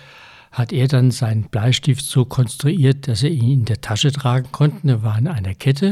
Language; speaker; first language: German; native; German